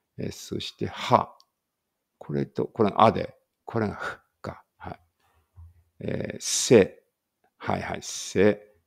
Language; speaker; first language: Japanese; native; Japanese